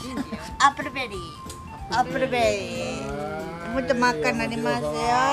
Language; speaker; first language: Japanese; native; Japanese